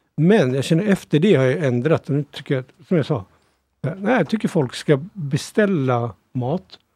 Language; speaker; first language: Swedish; early bilingual, other home language; Punjabi